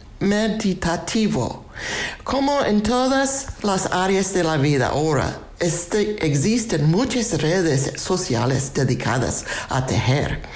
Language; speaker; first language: Spanish; non-native, fluent; English